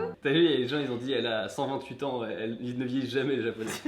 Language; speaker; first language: French; native; French